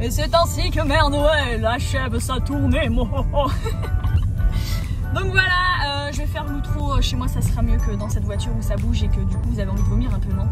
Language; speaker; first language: French; native; French